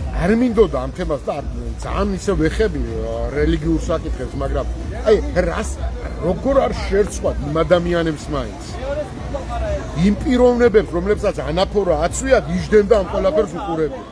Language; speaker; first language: Georgian; native; Georgian